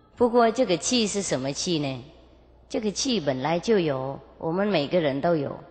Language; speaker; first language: Chinese; non-native, fluent; Vietnamese